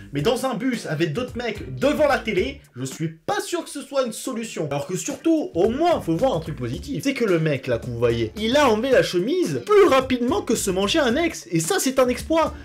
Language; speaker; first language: French; native; French